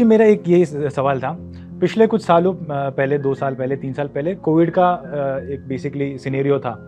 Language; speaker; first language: Hindi; native; Hindi